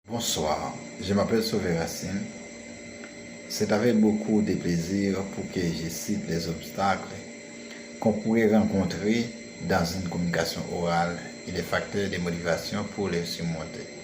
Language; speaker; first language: French; non-native, learner; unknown